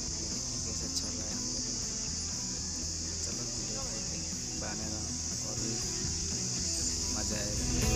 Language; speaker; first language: Hindi; non-native, local second language; Odia